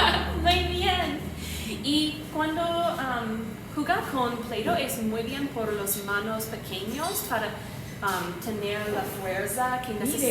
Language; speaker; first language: Spanish; non-native, learner; English